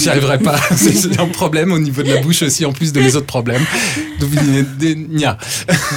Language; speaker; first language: French; native; French